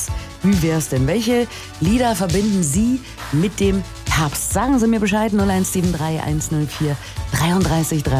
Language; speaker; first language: German; native; German